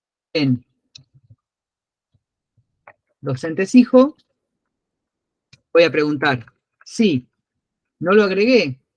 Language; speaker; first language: Spanish; native; Spanish